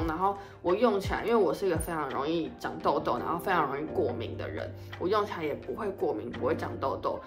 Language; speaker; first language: Chinese; native; Chinese